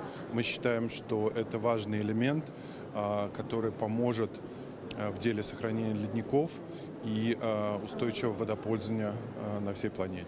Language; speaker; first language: Russian; native; Russian